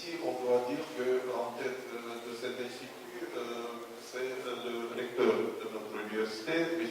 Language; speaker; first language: French; non-native, fluent; Russian